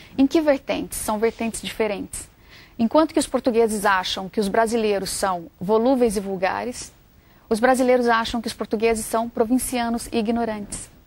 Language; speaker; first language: Portuguese; native; Portuguese